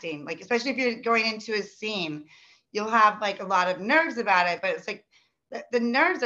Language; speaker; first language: English; native; English